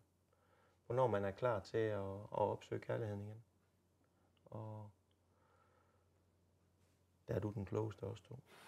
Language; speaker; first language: Danish; native; Danish